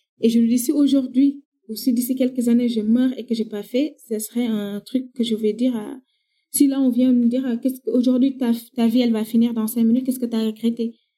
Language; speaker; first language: French; non-native, local second language; Wolof